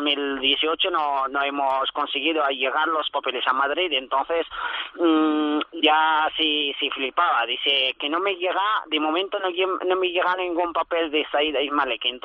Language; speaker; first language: Spanish; early bilingual, other home language; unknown